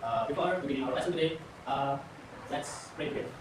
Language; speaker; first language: English; non-native, learner; Indonesian